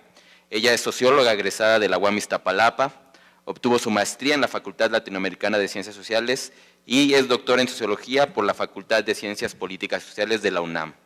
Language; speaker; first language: Spanish; native; Spanish